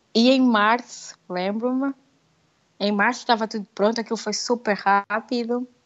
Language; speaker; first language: Portuguese; native; Portuguese